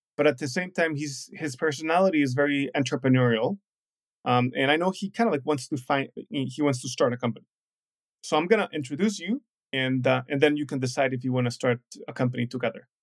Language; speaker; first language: English; non-native, fluent; Spanish